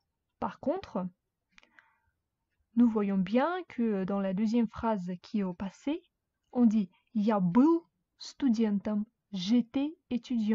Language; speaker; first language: French; non-native, fluent; Russian